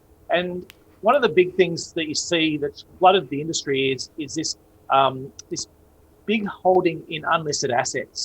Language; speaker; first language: English; native; English